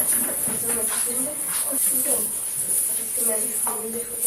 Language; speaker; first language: Danish; early bilingual, heritage; Danish